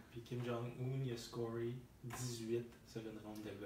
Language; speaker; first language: French; native; French